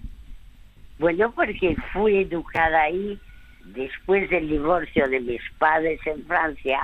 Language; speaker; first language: Spanish; early bilingual, other home language; French